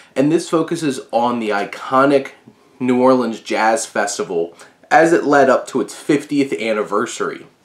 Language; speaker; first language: English; native; English